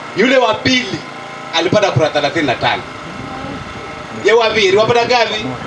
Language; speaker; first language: Swahili; native; Swahili